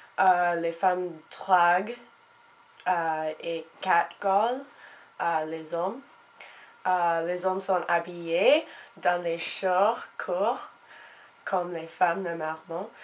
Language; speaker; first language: French; non-native, learner; English